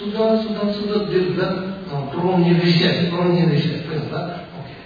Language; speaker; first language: Russian; non-native, learner; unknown